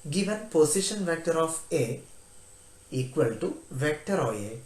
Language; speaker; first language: English; non-native, local second language; Malayalam